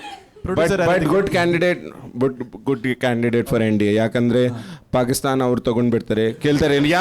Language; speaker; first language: Kannada; non-native, local second language; Punjabi